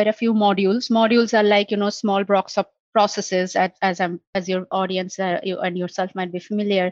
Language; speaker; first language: English; non-native, local second language; Bangla